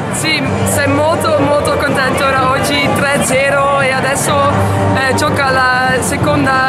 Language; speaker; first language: Italian; non-native, learner; Dutch